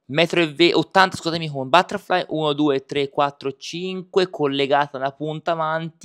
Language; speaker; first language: Italian; native; Italian